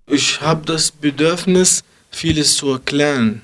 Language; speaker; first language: German; early bilingual, other home language; Arabic